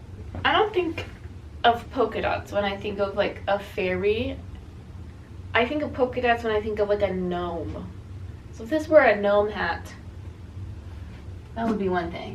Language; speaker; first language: English; native; English